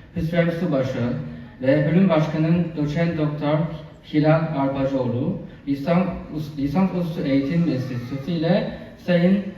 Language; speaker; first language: Turkish; non-native, fluent; Chinese